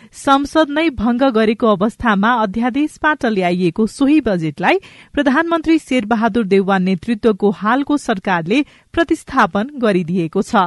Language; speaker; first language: Nepali; non-native, local second language; Maithili